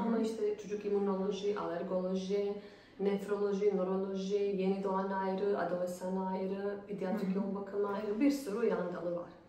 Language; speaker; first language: Turkish; non-native, fluent; Bosnian